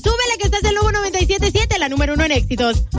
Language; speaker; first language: Spanish; native; Spanish